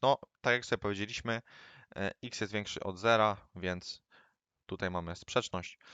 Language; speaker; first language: Polish; native; Polish